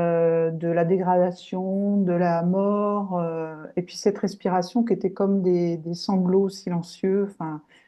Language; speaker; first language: French; native; French